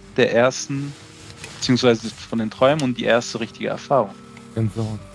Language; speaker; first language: German; early bilingual, other home language; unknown